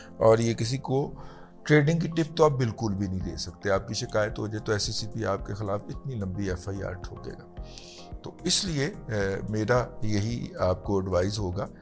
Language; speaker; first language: Urdu; native; Urdu